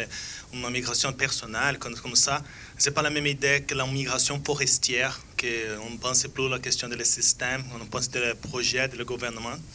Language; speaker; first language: French; non-native, fluent; Portuguese